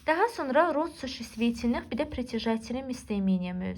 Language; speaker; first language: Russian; non-native, local second language; Azerbaijani